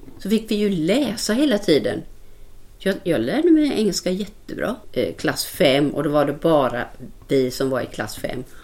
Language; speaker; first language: Swedish; native; Swedish